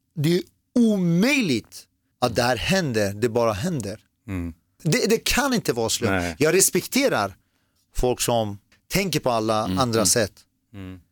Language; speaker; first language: Swedish; early bilingual, other home language; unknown